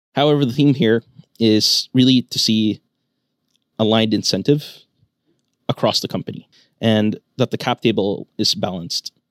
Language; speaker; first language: English; non-native, local second language; Filipino